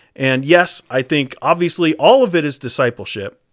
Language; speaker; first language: English; native; English